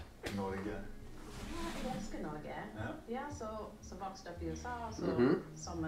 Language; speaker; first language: Norwegian; early bilingual, heritage; English